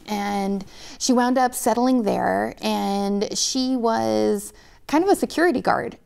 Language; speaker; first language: English; native; English